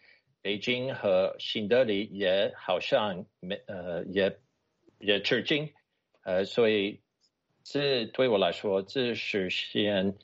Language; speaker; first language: Chinese; non-native, fluent; English